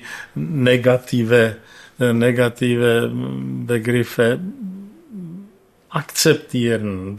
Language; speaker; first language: German; non-native, fluent; Czech